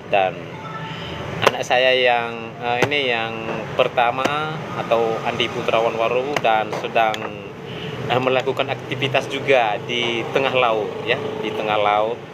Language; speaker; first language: Indonesian; non-native, local second language; Nias